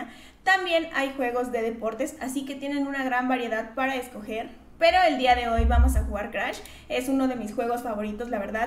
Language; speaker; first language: Spanish; native; Spanish